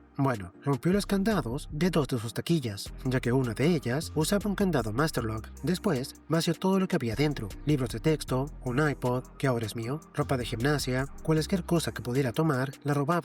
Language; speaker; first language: Spanish; native; Spanish